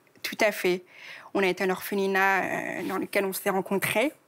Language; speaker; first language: French; native; French